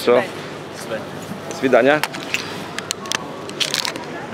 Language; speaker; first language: Russian; non-native, learner; Polish